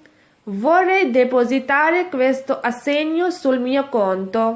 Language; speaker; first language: Italian; non-native, fluent; Urdu